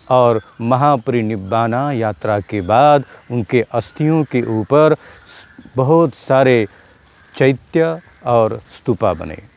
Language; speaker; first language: Hindi; non-native, local second language; Marathi